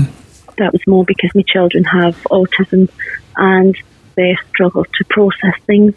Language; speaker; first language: English; native; English